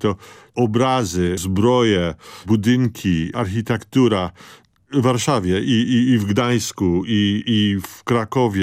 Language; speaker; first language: Polish; early bilingual, other home language; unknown